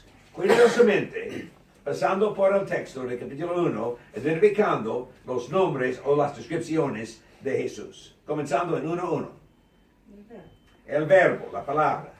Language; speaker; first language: Spanish; non-native, learner; English